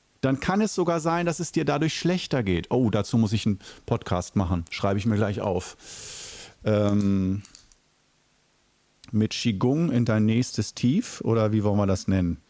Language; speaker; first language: German; native; German